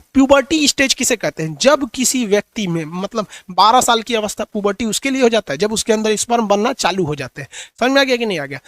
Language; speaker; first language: Hindi; native; Hindi